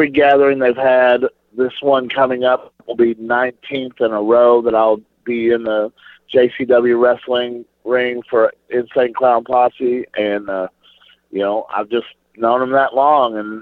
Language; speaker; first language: English; native; English